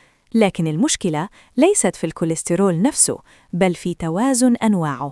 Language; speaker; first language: Arabic; native; Arabic